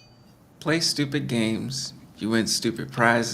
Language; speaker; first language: English; native; English